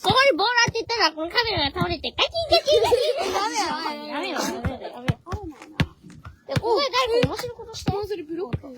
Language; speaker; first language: Japanese; native; Japanese